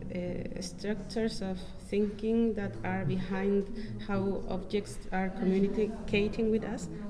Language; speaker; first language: English; non-native, fluent; Spanish